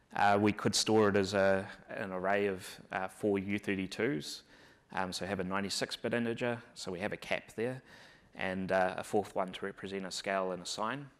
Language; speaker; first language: English; native; English